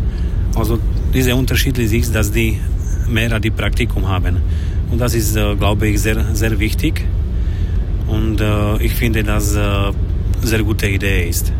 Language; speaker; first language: German; non-native, learner; Slovak